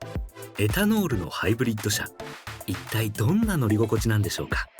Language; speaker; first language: Japanese; native; Japanese